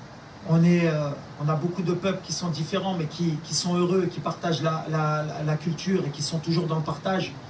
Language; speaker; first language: French; native; French